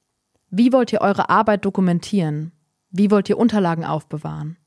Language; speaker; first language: German; native; German